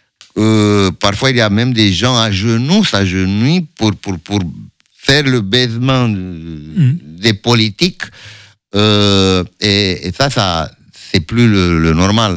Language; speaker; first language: French; non-native, fluent; Romanian